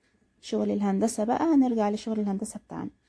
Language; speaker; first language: Arabic; native; Arabic